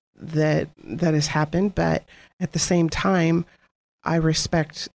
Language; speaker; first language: English; native; English